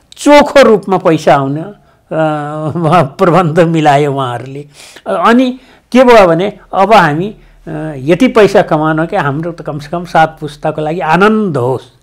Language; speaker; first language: Nepali; native; Nepali